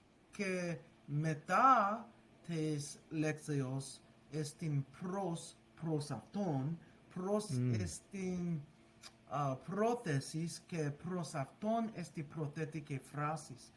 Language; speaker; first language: Greek; non-native, learner; English